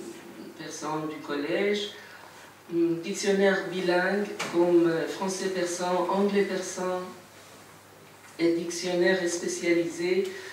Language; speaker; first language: French; non-native, fluent; Persian